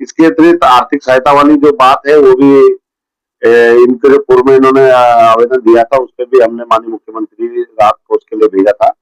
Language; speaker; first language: Hindi; native; Hindi